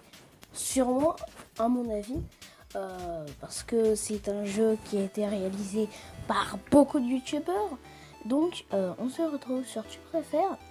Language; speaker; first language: French; native; French